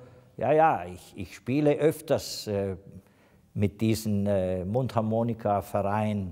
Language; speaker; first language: German; non-native, fluent; Italian